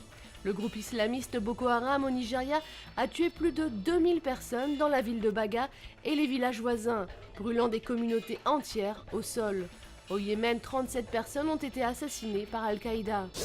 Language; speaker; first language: French; native; French